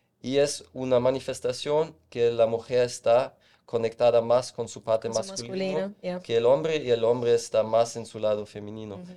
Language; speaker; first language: Spanish; non-native, fluent; German